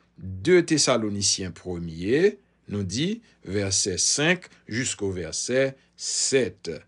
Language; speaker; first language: French; non-native, local second language; Haitian Creole